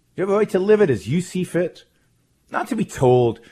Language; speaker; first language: English; non-native, fluent; Hebrew